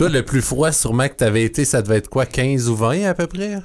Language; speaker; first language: French; native; French